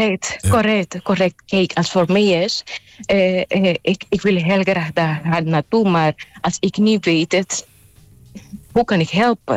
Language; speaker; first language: Dutch; non-native, fluent; Spanish